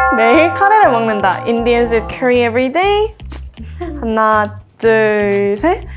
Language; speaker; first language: Korean; native; Korean